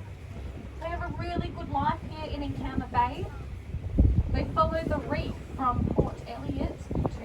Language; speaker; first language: English; native; English